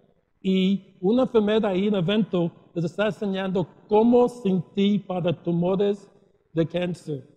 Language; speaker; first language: Spanish; early bilingual, heritage; Spanish